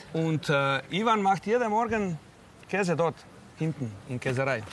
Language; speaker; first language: German; non-native, learner; Slovenian